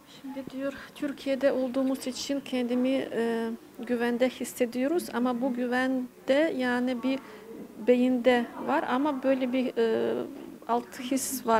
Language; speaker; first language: Turkish; non-native, fluent; Ukrainian